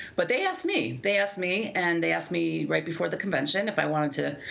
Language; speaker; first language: English; native; English